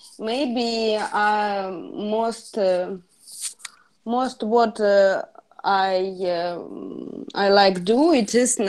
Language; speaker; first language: English; non-native, learner; Russian